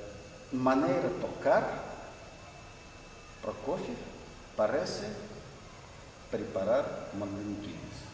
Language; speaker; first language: Spanish; non-native, learner; Russian